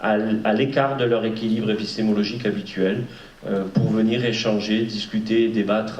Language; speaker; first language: French; native; French